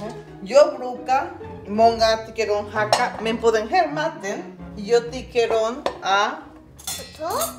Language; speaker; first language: Swedish; non-native, learner; Spanish